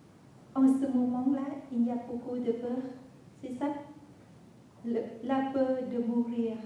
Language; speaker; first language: French; non-native, fluent; Vietnamese